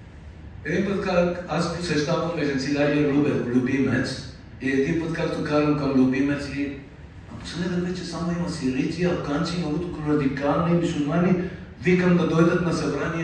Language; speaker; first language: Bulgarian; non-native, fluent; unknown